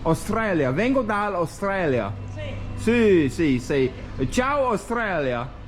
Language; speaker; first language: Italian; non-native, learner; English